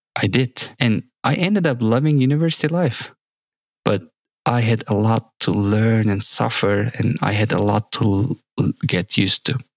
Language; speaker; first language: English; non-native, fluent; Turkish